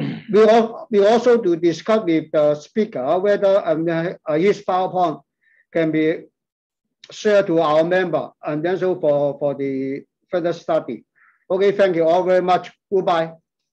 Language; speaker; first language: English; non-native, local second language; Cantonese